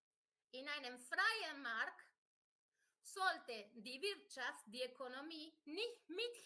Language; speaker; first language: German; non-native, fluent; Spanish